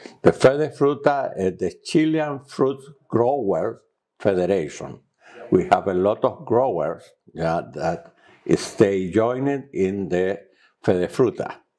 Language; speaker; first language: English; non-native, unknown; Spanish